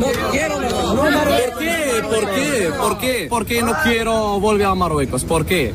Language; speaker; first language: Spanish; non-native, learner; Arabic